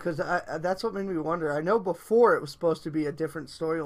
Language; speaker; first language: English; native; English